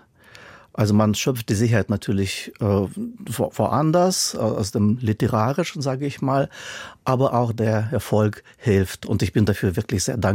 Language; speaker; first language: German; non-native, fluent; Russian